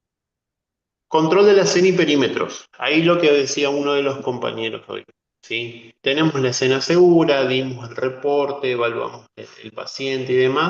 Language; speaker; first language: Spanish; native; Spanish